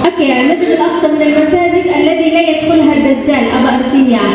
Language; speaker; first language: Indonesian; non-native, learner; Arabic